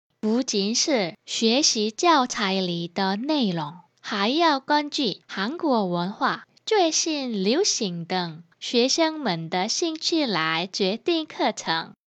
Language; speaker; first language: Chinese; non-native, fluent; Korean